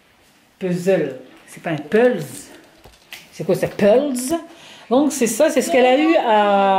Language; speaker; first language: French; native; French